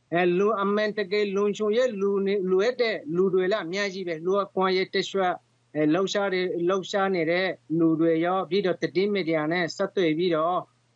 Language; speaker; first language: Burmese; non-native, local second language; Rohingya